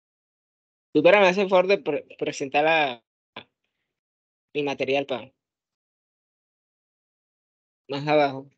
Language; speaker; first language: Spanish; native; Spanish